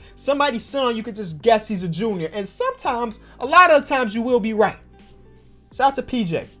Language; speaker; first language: English; native; English